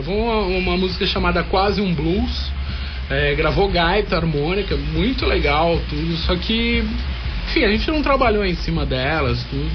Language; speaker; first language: Portuguese; native; Portuguese